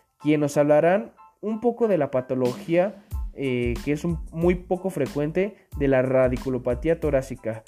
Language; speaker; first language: Spanish; native; Spanish